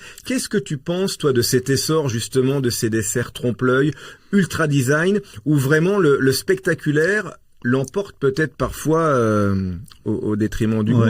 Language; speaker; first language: French; native; French